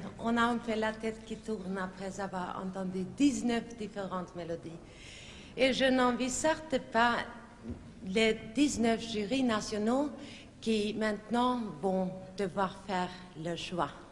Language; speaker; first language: French; non-native, fluent; Swedish